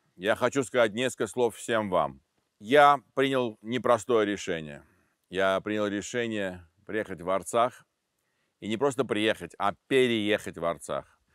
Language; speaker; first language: Russian; non-native, local second language; Armenian